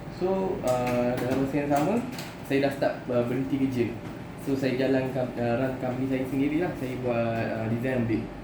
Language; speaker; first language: Malay; native; Malay